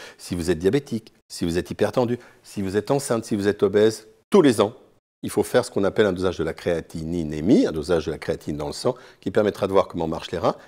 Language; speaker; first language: French; native; French